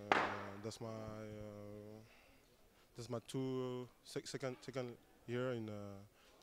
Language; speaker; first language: English; non-native, learner; French